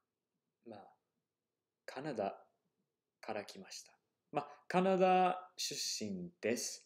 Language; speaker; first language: Japanese; non-native, fluent; English